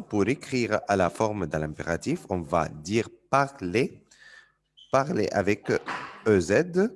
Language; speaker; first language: French; non-native, fluent; Arabic